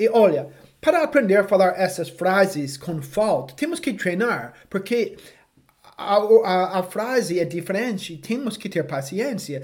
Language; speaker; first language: Portuguese; non-native, fluent; English